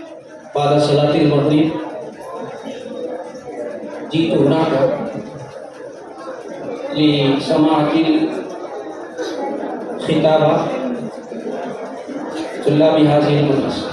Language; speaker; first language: Arabic; non-native, fluent; Urdu